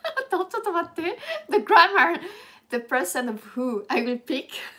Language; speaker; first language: English; non-native, fluent; French